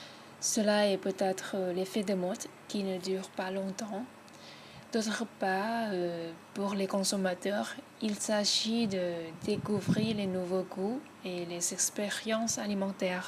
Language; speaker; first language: French; non-native, learner; Thai